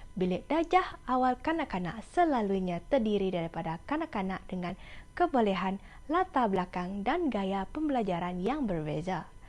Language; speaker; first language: Malay; non-native, local second language; Iban